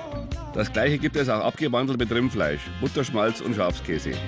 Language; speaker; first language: German; native; German